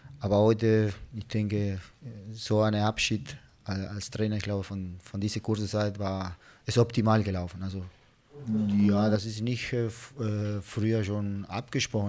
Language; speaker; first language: German; non-native, fluent; Spanish